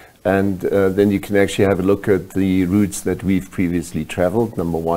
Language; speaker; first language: English; non-native, local second language; German